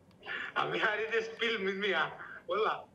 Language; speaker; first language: German; non-native, learner; Spanish